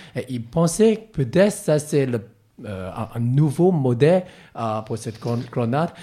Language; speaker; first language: French; non-native, learner; Cantonese